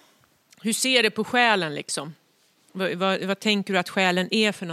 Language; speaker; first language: Swedish; native; Swedish